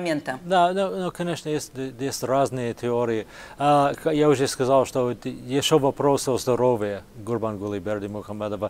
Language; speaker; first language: Russian; non-native, fluent; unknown